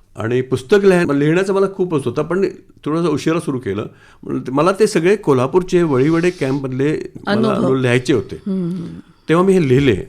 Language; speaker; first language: Marathi; non-native, local second language; Sindhi